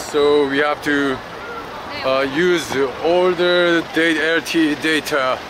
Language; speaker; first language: English; non-native, learner; Korean